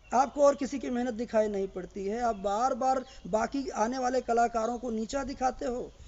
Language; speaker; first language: Hindi; native; Hindi